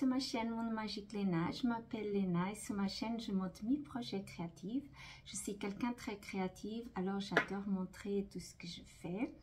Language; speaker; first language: French; non-native, fluent; Portuguese